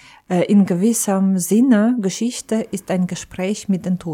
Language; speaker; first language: German; non-native, fluent; Ukrainian